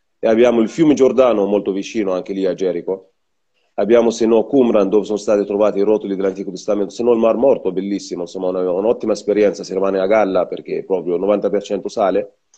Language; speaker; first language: Italian; non-native, fluent; Arabic